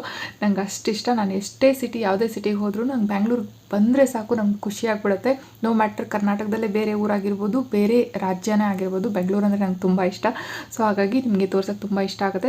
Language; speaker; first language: Kannada; native; Kannada